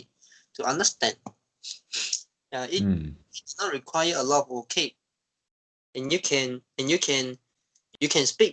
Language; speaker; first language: English; non-native, local second language; Chinese